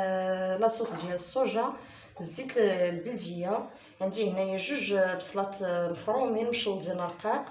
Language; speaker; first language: Arabic; native; Arabic